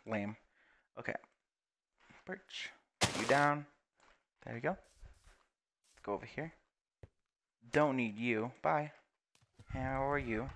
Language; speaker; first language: English; native; English